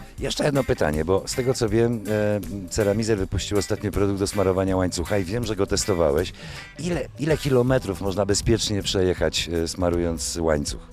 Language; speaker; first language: Polish; native; Polish